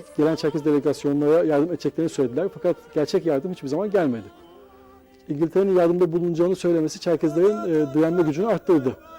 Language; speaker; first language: Turkish; native; Turkish